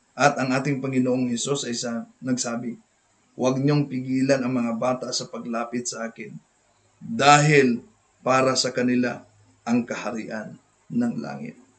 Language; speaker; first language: Filipino; non-native, local second language; Cebuano